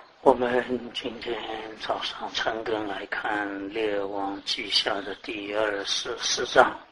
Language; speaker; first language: Chinese; native; Chinese